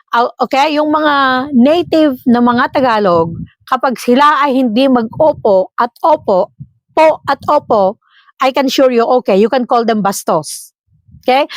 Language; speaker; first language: Filipino; non-native, local second language; Iloko